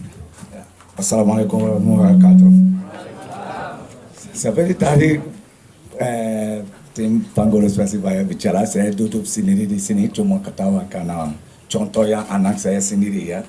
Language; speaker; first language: Indonesian; non-native, fluent; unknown